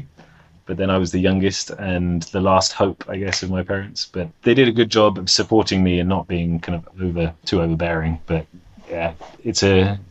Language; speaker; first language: English; native; English